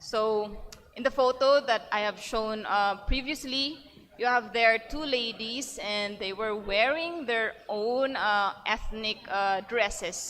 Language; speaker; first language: English; non-native, fluent; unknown